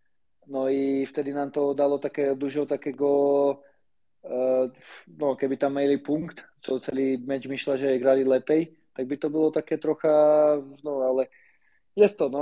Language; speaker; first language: Polish; non-native, learner; Slovak